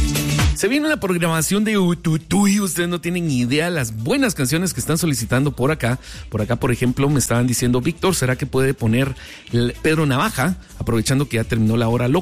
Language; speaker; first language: Spanish; native; Spanish